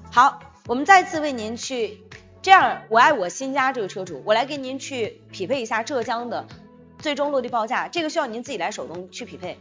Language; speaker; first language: Chinese; native; Chinese